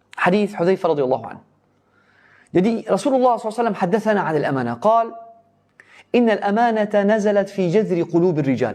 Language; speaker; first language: Malay; non-native, fluent; Arabic